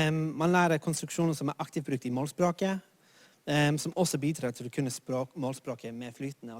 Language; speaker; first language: Norwegian; non-native, fluent; English